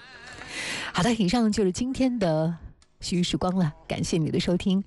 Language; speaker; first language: Chinese; native; Chinese